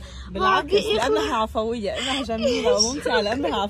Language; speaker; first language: Arabic; early bilingual, other home language; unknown